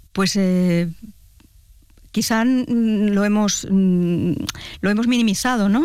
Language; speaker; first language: Spanish; native; Spanish